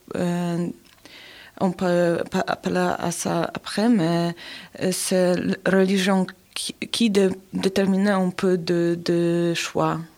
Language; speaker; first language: French; non-native, learner; Polish